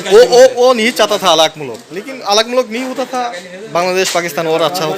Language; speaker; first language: Hindi; non-native, fluent; Bangla